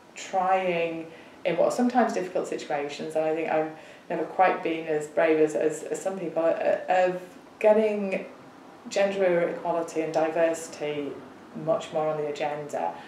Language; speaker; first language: English; native; English